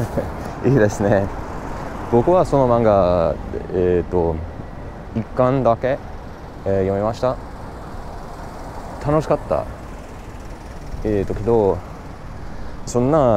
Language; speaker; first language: Japanese; non-native, learner; English